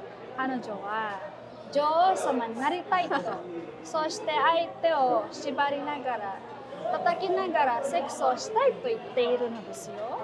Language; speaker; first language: Japanese; non-native, fluent; Filipino